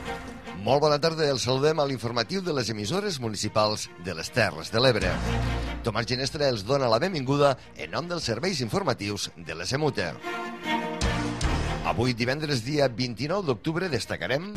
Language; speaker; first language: Catalan; native; Catalan